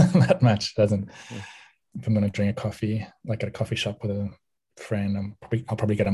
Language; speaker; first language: English; native; English